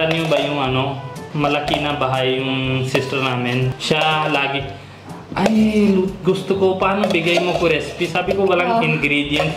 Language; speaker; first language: Filipino; non-native, learner; Punjabi